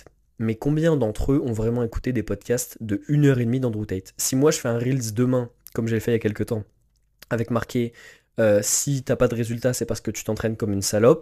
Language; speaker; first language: French; native; French